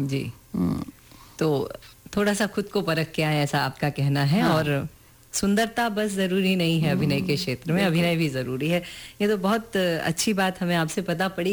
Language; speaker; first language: Hindi; native; Hindi